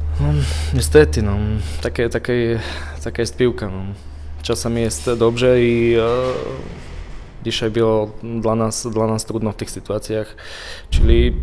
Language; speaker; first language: Polish; non-native, learner; Slovak